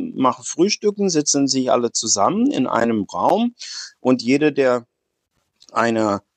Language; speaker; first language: German; non-native, fluent; English